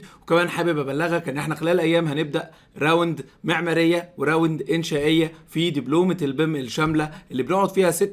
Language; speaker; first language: Arabic; native; Arabic